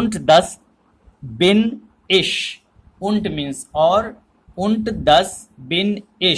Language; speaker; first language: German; non-native, learner; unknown